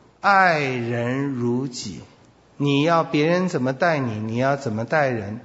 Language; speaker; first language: Chinese; native; Chinese